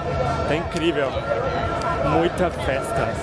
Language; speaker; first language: Portuguese; non-native, fluent; German